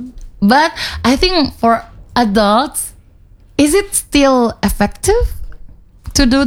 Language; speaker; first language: English; non-native, fluent; Indonesian